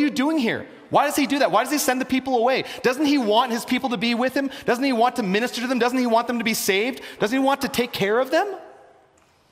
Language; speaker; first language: English; native; English